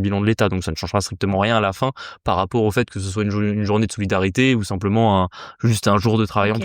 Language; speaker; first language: French; native; French